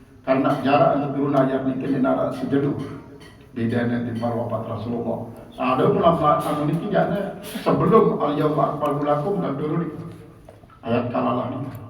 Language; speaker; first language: Indonesian; non-native, local second language; Sasak